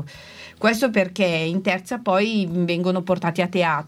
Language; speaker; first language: Italian; native; Italian